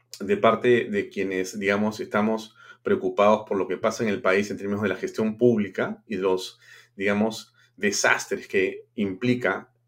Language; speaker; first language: Spanish; native; Spanish